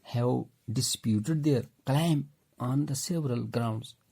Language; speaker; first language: English; non-native, local second language; Urdu